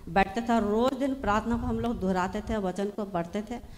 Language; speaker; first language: Hindi; native; Hindi